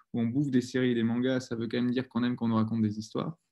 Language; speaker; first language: French; native; French